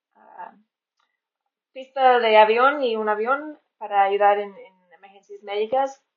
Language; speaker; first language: Spanish; non-native, fluent; English